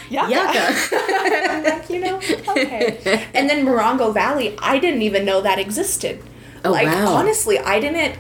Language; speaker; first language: English; native; English